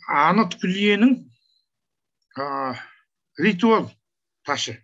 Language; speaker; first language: Turkish; non-native, learner; Kazakh